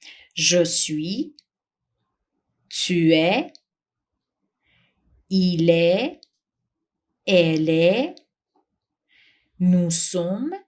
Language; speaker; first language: French; non-native, fluent; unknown